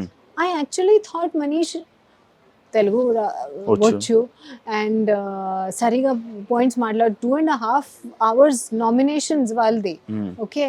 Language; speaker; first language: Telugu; non-native, local second language; Hindi